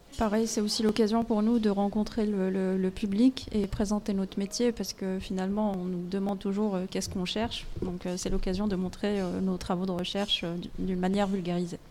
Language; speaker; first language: French; non-native, local second language; Arabic